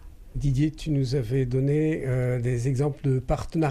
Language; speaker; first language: French; native; French